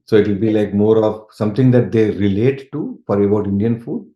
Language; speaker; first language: English; non-native, local second language; Telugu